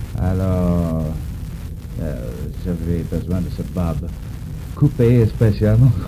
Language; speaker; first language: French; non-native, learner; English